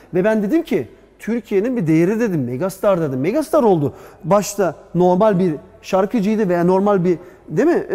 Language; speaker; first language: Turkish; early bilingual, heritage; Turkish